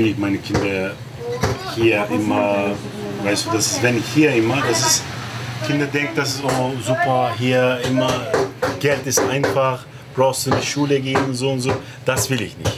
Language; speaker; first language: German; non-native, learner; Turkish